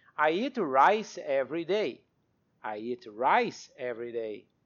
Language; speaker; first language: English; non-native, fluent; Portuguese